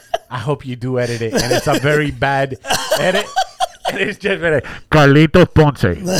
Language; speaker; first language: English; early bilingual, other home language; Spanish